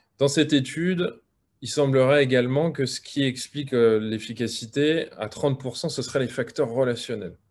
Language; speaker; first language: French; native; French